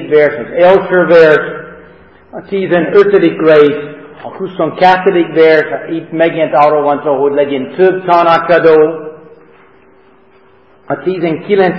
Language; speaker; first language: Hungarian; non-native, learner; English